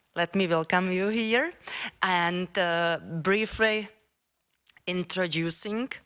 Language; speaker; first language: English; non-native, fluent; Czech